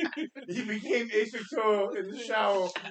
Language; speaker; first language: English; native; English